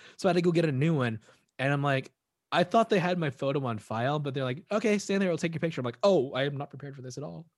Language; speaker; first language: English; early bilingual, other home language; Filipino